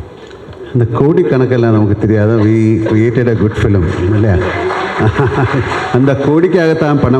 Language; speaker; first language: Tamil; non-native, learner; Malayalam